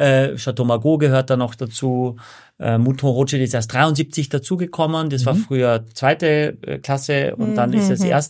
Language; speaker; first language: German; native; German